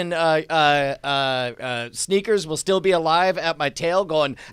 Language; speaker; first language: English; native; English